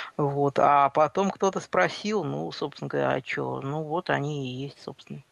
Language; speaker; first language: Russian; native; Russian